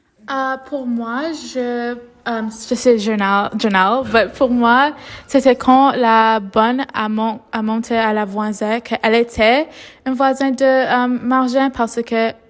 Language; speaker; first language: French; non-native, learner; English